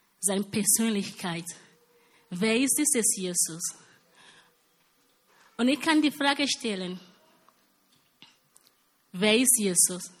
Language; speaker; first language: German; non-native, learner; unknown